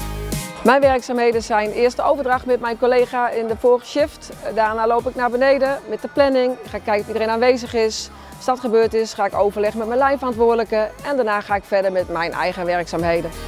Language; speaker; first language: Dutch; native; Dutch